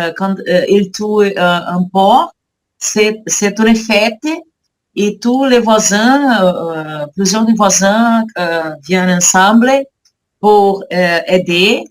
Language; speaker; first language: French; non-native, learner; Portuguese